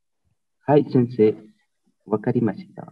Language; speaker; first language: Japanese; non-native, learner; Nepali